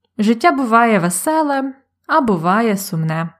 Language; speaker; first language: Ukrainian; native; Ukrainian